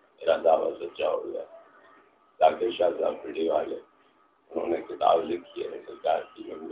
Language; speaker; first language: Urdu; non-native, local second language; Punjabi